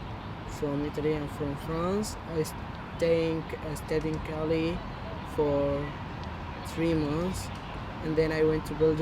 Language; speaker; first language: English; non-native, learner; Arabic